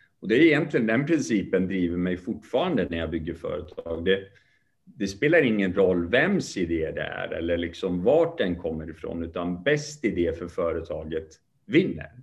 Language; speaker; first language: Swedish; early bilingual, other home language; Kurdish